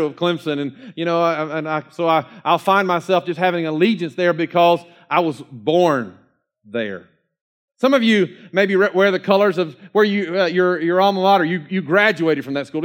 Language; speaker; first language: English; native; English